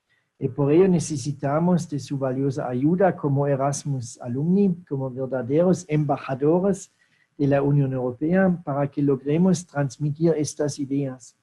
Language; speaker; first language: Spanish; non-native, fluent; German